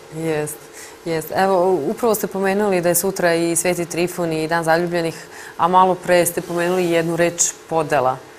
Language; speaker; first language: Serbian; native; Serbian